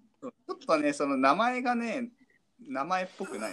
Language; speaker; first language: Japanese; native; Japanese